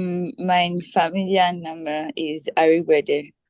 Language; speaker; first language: German; non-native, learner; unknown